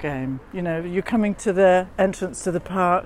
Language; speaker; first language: English; native; English